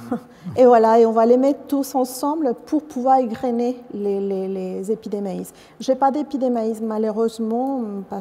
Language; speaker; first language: French; non-native, fluent; Spanish